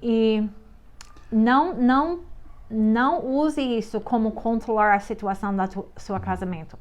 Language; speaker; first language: Portuguese; non-native, fluent; English